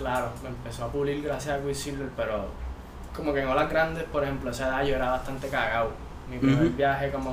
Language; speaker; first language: Spanish; native; Spanish